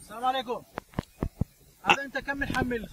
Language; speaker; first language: Arabic; non-native, learner; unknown